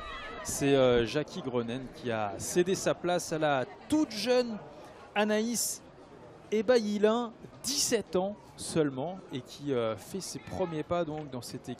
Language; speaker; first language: French; native; French